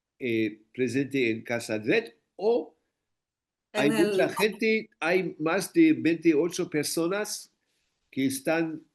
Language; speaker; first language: Spanish; non-native, fluent; English